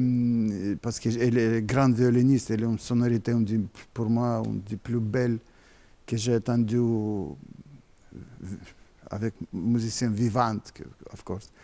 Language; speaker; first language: French; non-native, learner; Russian